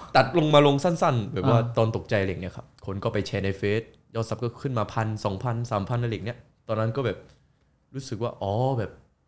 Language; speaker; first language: Thai; early bilingual, other home language; Korean